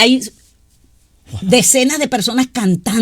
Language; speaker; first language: Spanish; native; Spanish